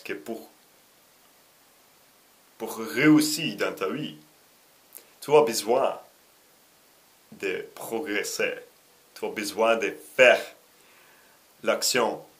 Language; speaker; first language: French; non-native, learner; Russian